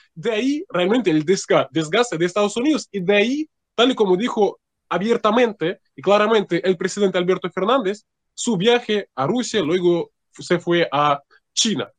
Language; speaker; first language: Spanish; non-native, fluent; Russian